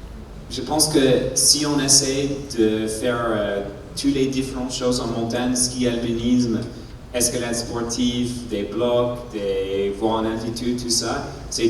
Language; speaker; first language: French; non-native, learner; English